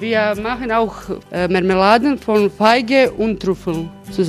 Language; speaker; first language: German; non-native, learner; Croatian